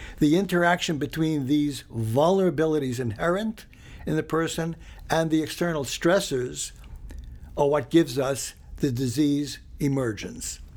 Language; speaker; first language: English; early bilingual, other home language; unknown